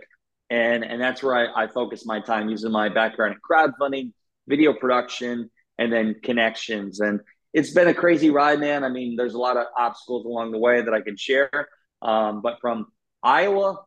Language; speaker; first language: English; native; English